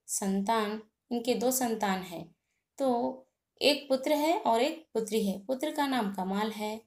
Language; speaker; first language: Hindi; non-native, local second language; Telugu